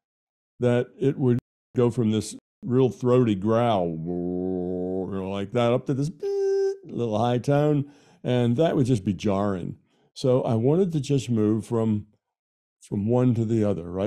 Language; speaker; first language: English; native; English